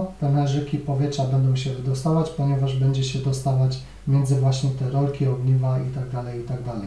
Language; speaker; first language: Polish; native; Polish